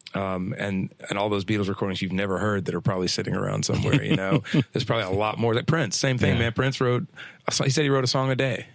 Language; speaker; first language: English; native; English